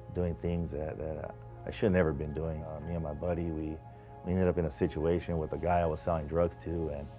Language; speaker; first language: English; native; English